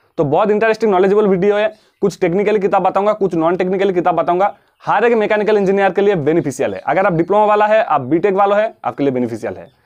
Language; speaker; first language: Hindi; non-native, local second language; Bangla